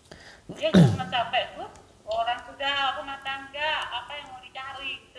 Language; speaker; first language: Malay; non-native, local second language; Javanese